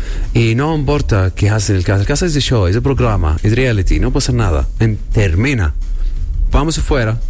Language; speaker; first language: Spanish; non-native, learner; Arabic